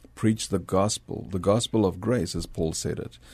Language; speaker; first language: English; early bilingual, other home language; Spanish